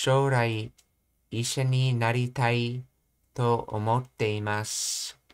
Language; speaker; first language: Japanese; non-native, learner; English